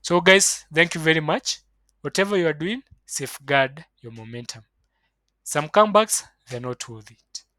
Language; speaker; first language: English; non-native, local second language; Swahili